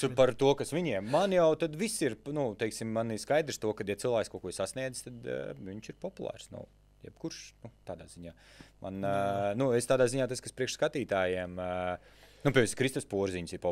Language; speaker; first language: Latvian; native; Latvian